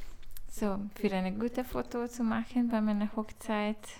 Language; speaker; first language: German; non-native, learner; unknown